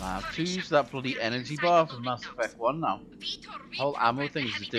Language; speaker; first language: English; native; English